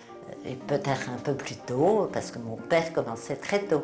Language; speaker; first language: French; native; French